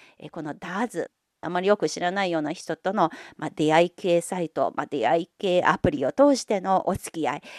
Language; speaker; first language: Japanese; non-native, fluent; Chinese